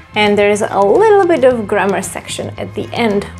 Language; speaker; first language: English; non-native, fluent; Czech